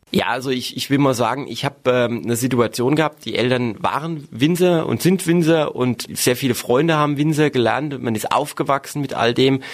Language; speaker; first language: German; native; German